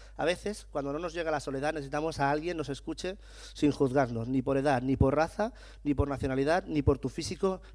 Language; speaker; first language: Spanish; native; Spanish